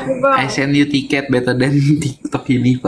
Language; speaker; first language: English; non-native, learner; Indonesian